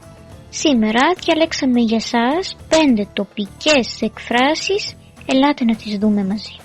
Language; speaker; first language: Greek; non-native, fluent; Arabic